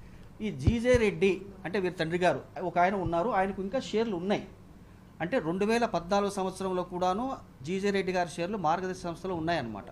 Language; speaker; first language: Telugu; native; Telugu